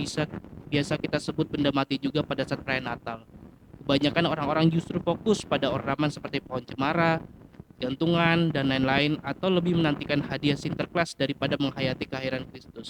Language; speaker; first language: Indonesian; native; Indonesian